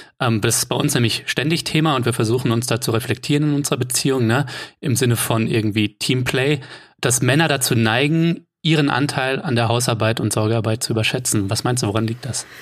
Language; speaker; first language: German; native; German